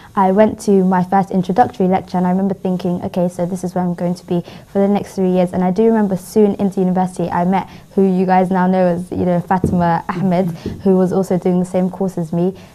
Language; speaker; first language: English; native; English